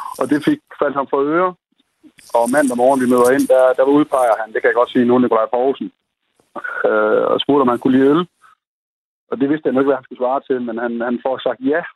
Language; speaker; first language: Danish; native; Danish